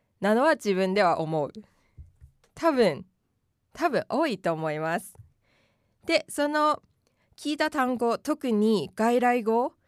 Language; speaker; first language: Japanese; non-native, fluent; Korean